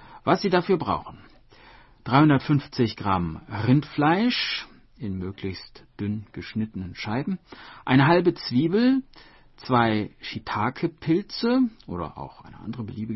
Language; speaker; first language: German; native; German